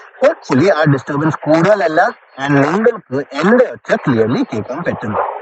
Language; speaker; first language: Malayalam; early bilingual, heritage; Malayalam